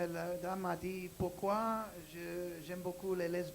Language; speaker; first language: French; non-native, learner; English